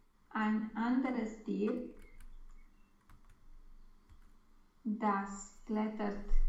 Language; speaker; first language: German; non-native, learner; Romanian